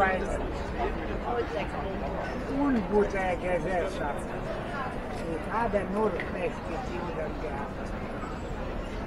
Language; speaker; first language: German; non-native, fluent; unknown